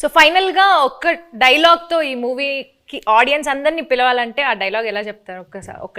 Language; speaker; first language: Telugu; native; Telugu